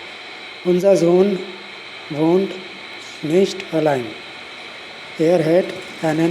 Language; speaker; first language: German; non-native, learner; Urdu